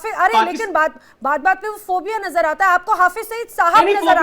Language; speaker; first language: Hindi; native; Hindi